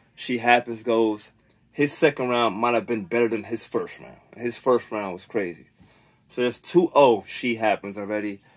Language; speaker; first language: English; native; English